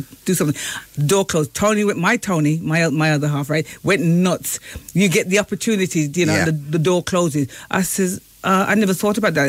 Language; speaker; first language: English; native; English